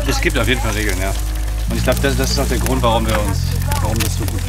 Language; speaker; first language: German; non-native, learner; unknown